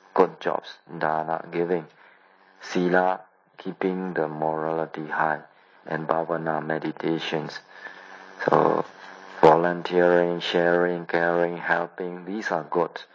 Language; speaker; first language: English; non-native, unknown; Burmese